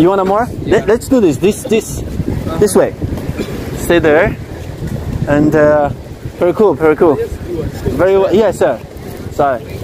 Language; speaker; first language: English; non-native, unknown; Portuguese